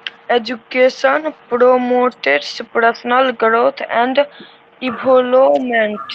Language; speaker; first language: English; non-native, learner; Hindi